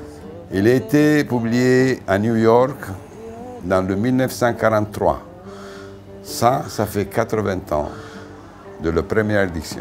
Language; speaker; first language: French; non-native, fluent; Italian